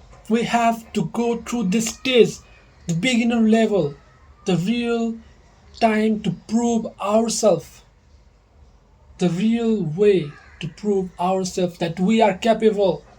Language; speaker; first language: English; non-native, local second language; Nepali